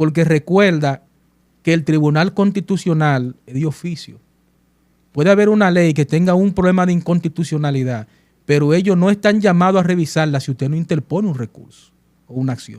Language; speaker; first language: Spanish; native; Spanish